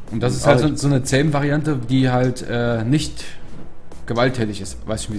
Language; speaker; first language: German; native; German